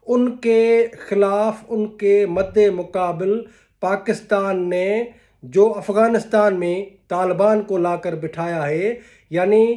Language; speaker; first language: Urdu; non-native, local second language; Sindhi